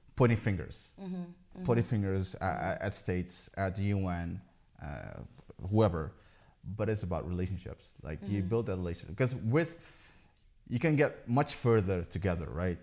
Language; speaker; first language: English; early bilingual, heritage; Dutch